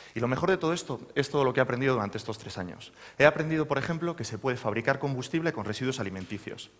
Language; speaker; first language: Spanish; native; Spanish